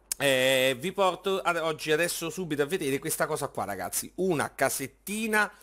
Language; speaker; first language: Italian; native; Italian